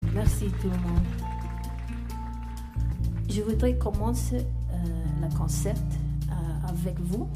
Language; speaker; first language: French; non-native, learner; English